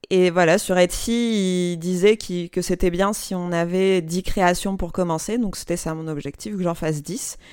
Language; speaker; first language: French; non-native, local second language; Arabic